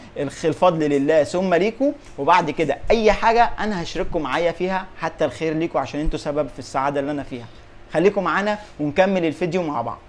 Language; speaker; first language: Arabic; native; Arabic